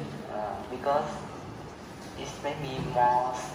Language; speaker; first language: English; non-native, learner; Vietnamese